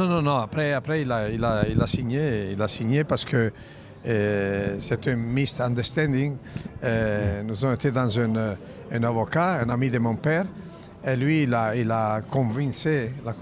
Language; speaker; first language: French; non-native, fluent; Italian